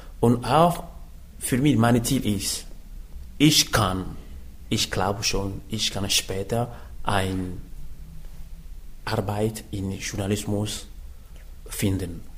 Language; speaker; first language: German; non-native, learner; French